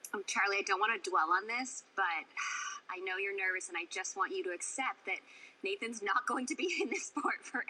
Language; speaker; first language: English; native; English